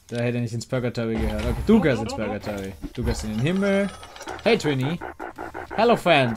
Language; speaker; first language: German; native; German